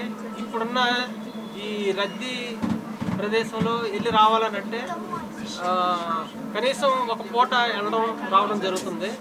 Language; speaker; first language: Telugu; native; Telugu